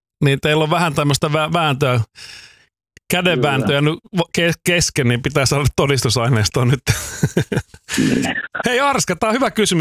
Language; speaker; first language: Finnish; native; Finnish